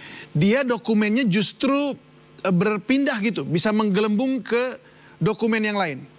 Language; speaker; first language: Indonesian; native; Indonesian